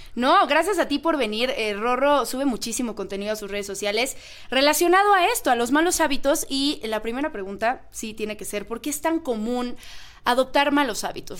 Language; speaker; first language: Spanish; native; Spanish